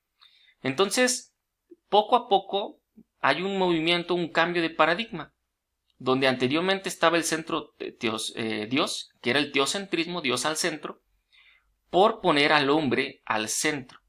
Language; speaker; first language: Spanish; native; Spanish